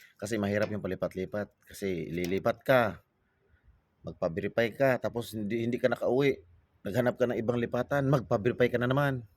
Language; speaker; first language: Filipino; native; Filipino